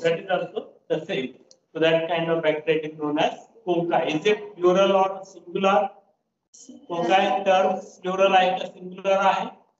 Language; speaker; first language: English; non-native, local second language; Marathi